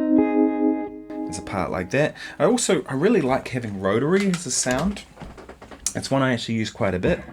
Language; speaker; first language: English; native; English